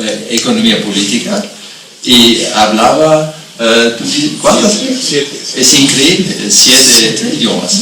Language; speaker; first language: Spanish; non-native, fluent; German